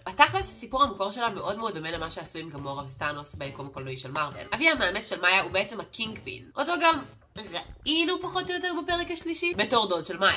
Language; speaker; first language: Hebrew; native; Hebrew